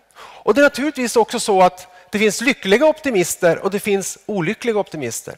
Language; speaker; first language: Swedish; native; Swedish